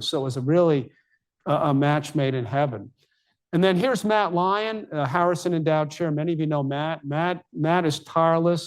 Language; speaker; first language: English; native; English